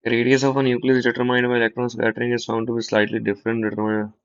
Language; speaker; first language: English; non-native, local second language; Punjabi